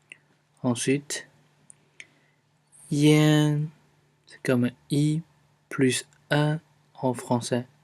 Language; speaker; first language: French; non-native, fluent; Chinese